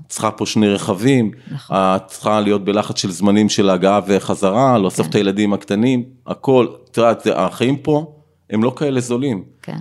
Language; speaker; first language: Hebrew; native; Hebrew